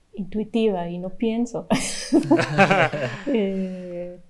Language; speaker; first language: Spanish; non-native, fluent; English